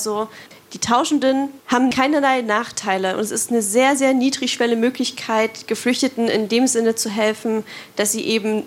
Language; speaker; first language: German; native; German